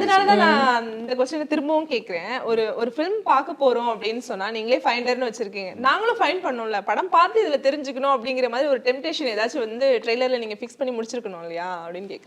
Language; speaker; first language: Tamil; native; Tamil